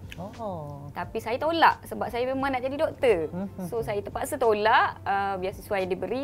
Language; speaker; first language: Malay; non-native, local second language; Tamil